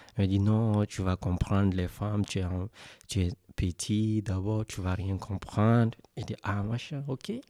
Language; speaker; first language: French; non-native, local second language; Mandingo